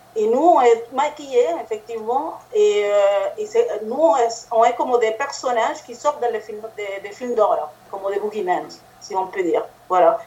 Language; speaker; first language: French; non-native, fluent; Spanish